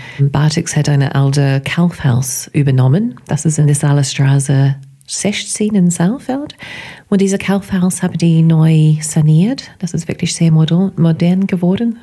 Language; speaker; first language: German; non-native, fluent; English